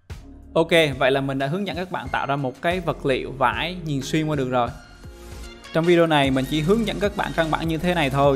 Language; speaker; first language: Vietnamese; native; Vietnamese